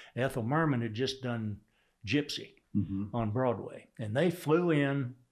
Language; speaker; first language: English; native; English